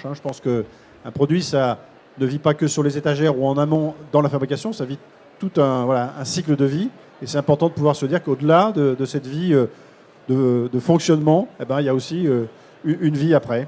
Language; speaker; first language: French; native; French